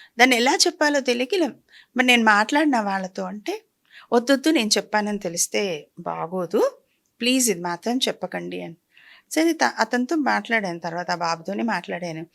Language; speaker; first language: Telugu; native; Telugu